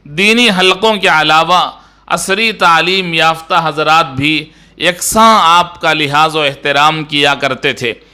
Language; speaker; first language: Urdu; native; Urdu